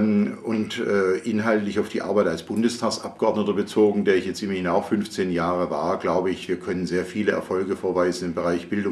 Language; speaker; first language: German; native; German